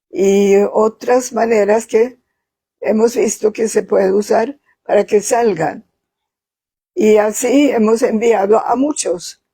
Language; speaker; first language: Spanish; non-native, fluent; Swedish